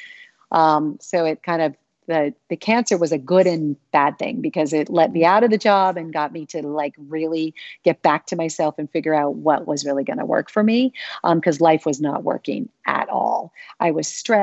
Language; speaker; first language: English; native; English